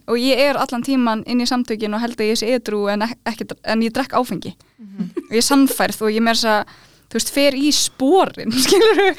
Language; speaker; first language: Icelandic; early bilingual, other home language; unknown